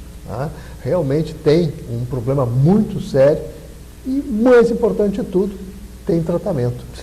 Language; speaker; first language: Portuguese; native; Portuguese